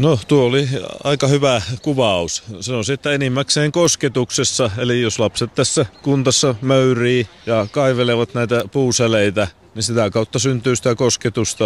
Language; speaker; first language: Finnish; native; Finnish